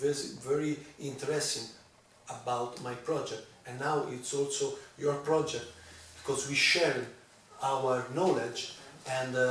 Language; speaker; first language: English; non-native, learner; Italian